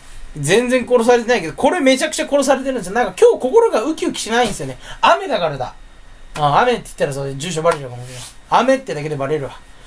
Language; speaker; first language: Japanese; native; Japanese